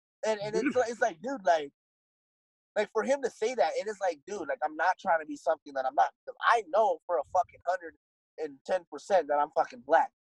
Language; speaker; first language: English; native; English